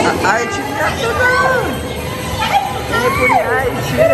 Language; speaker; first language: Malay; non-native, learner; Turkish